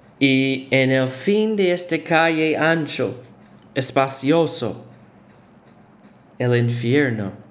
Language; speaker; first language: Spanish; non-native, fluent; English